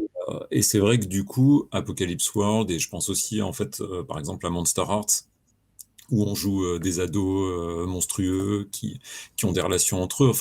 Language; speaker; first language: French; native; French